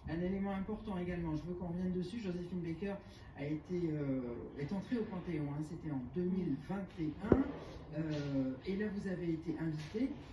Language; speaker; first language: French; native; French